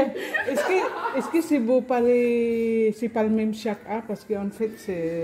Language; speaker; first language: French; non-native, learner; Filipino